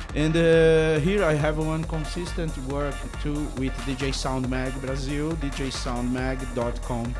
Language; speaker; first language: English; non-native, learner; Portuguese